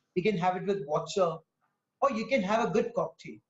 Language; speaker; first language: English; non-native, local second language; Tamil